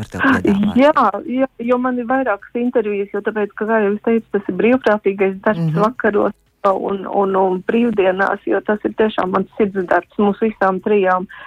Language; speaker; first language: Latvian; native; Latvian